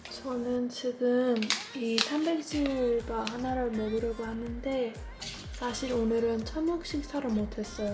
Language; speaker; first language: Korean; non-native, fluent; Persian